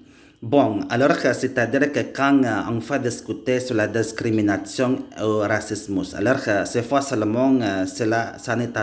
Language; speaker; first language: French; non-native, learner; Indonesian